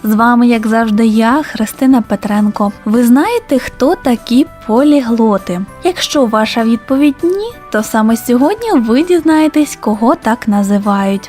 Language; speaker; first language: Ukrainian; native; Ukrainian